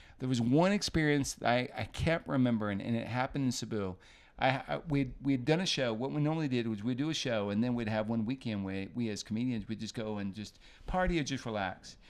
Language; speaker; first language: English; native; English